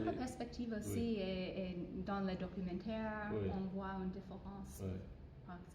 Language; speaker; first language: French; non-native, fluent; English